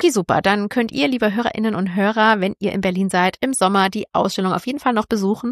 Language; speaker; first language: German; native; German